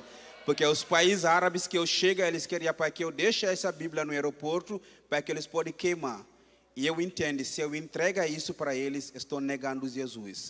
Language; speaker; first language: Portuguese; non-native, fluent; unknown